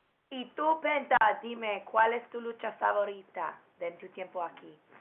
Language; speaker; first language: Spanish; non-native, learner; English